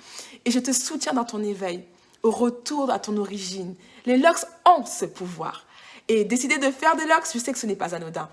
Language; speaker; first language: French; native; French